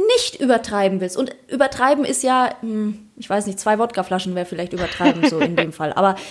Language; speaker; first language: German; early bilingual, other home language; Polish